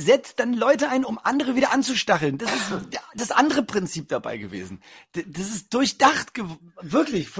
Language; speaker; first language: German; native; German